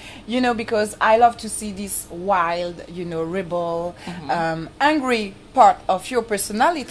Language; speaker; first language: English; non-native, fluent; French